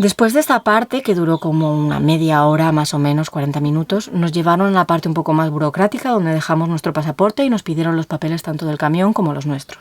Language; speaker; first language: Spanish; native; Spanish